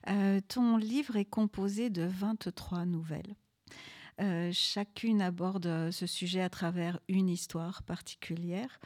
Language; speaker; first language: French; native; French